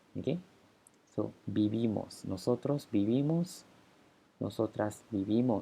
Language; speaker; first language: Spanish; non-native, fluent; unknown